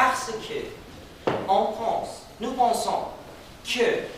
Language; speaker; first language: French; non-native, fluent; Persian